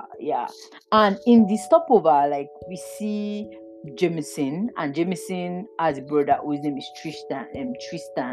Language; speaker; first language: English; non-native, local second language; Yoruba